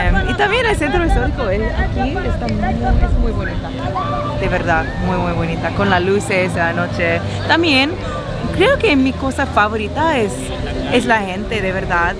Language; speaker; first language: Spanish; non-native, fluent; English